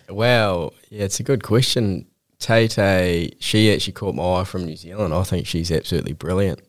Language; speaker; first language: English; native; English